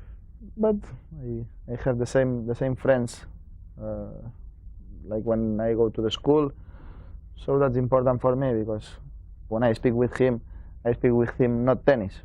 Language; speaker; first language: English; non-native, learner; Spanish